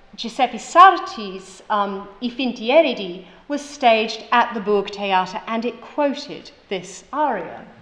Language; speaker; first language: English; native; English